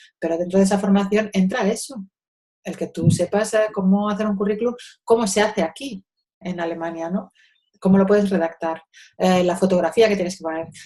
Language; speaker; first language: Spanish; native; Spanish